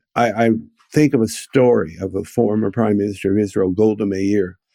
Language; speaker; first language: English; native; English